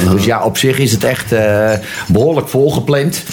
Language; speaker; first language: Dutch; native; Dutch